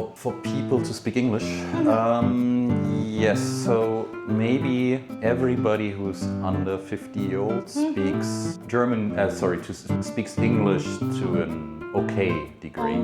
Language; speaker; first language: English; non-native, fluent; German